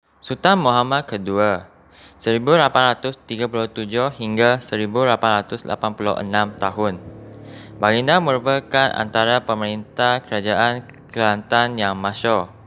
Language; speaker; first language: Malay; non-native, local second language; Chinese